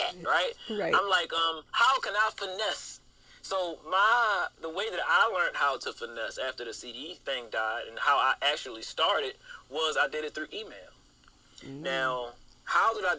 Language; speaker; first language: English; native; English